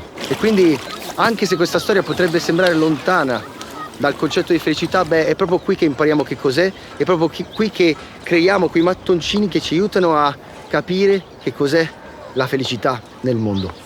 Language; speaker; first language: Italian; native; Italian